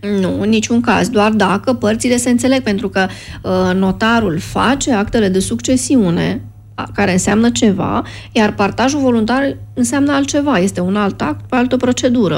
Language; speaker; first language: Romanian; native; Romanian